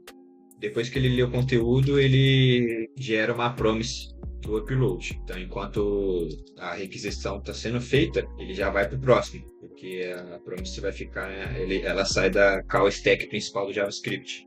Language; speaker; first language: Portuguese; native; Portuguese